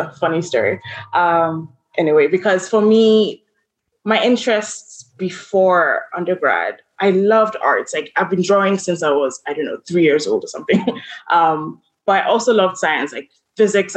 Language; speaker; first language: English; non-native, local second language; Yoruba